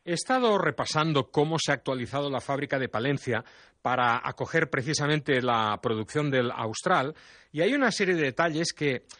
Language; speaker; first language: Spanish; non-native, local second language; Catalan